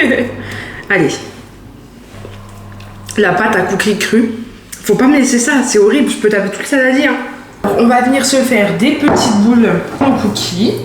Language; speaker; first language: French; native; French